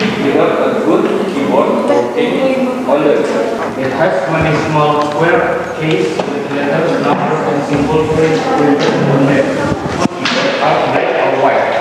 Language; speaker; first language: English; non-native, learner; Indonesian